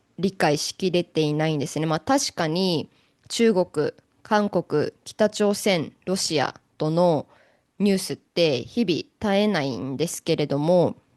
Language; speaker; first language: Japanese; native; Japanese